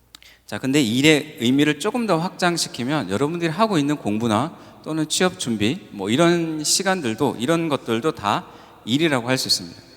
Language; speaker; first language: Korean; native; Korean